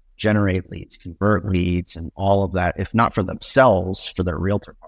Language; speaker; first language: English; native; English